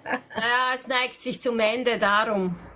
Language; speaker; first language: German; native; German